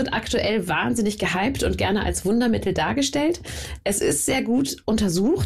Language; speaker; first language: German; native; German